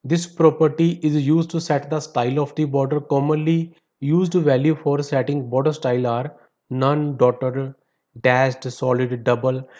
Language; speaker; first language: English; non-native, local second language; Punjabi